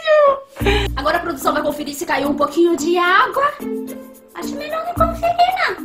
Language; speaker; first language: Portuguese; native; Portuguese